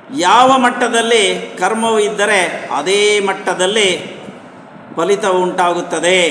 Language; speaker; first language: Kannada; non-native, local second language; Telugu